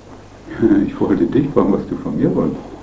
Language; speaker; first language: German; native; German